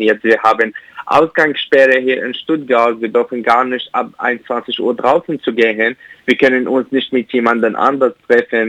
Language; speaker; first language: German; non-native, learner; Arabic